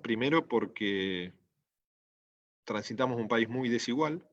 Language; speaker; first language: Spanish; native; Spanish